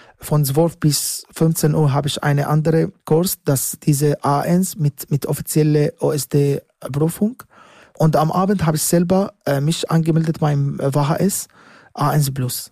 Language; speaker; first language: German; non-native, learner; Arabic